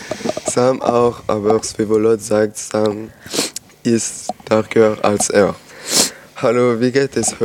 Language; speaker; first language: German; non-native, learner; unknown